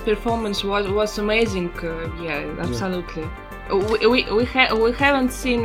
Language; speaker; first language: English; non-native, learner; Russian